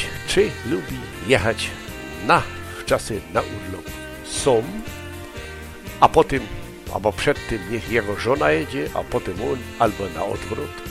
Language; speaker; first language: Polish; early bilingual, heritage; Polish